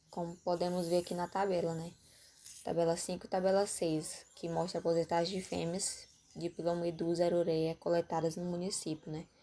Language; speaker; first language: Portuguese; native; Portuguese